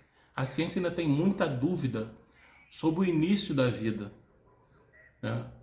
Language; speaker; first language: Portuguese; native; Portuguese